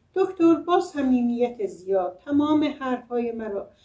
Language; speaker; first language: Persian; non-native, local second language; Azerbaijani